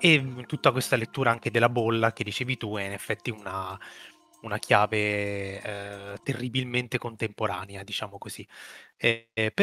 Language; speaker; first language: Italian; native; Italian